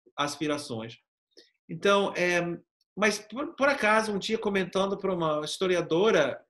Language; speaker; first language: Portuguese; non-native, fluent; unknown